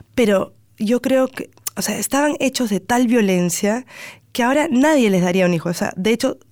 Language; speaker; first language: Spanish; native; Spanish